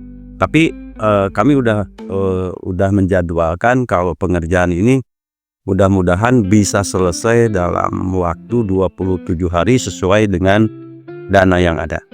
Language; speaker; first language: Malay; non-native, local second language; Sundanese